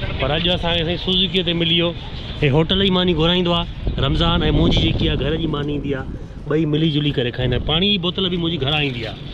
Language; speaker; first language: Sindhi; native; Sindhi